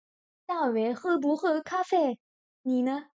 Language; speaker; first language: Chinese; non-native, learner; French